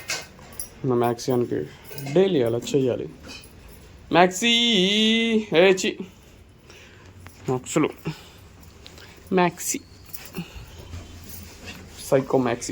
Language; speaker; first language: Telugu; native; Telugu